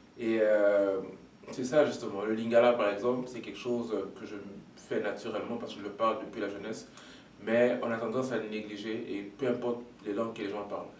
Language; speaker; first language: French; non-native, local second language; Lingala